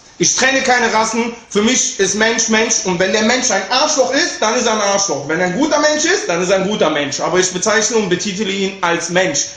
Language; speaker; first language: German; early bilingual, other home language; Turkish